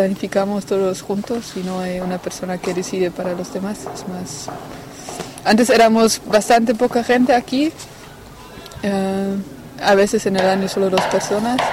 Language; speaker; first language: Spanish; non-native, fluent; French